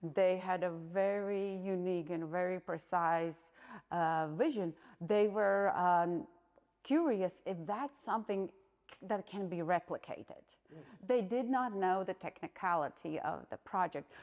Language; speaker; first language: English; non-native, fluent; Latvian